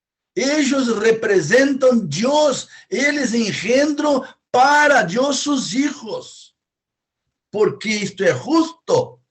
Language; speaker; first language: Spanish; non-native, fluent; Portuguese